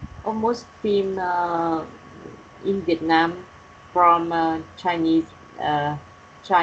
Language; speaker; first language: English; non-native, learner; Vietnamese